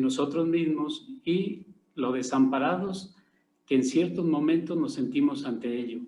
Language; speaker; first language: Spanish; native; Spanish